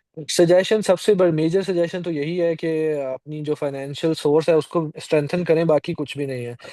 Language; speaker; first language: Urdu; non-native, local second language; Punjabi